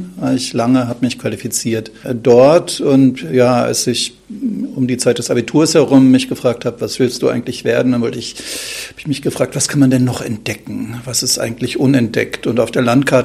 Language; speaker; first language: German; native; German